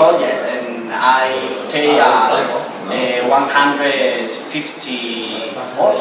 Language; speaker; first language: English; non-native, learner; Spanish